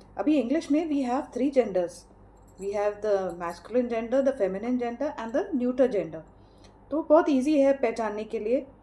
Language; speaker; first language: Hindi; non-native, local second language; English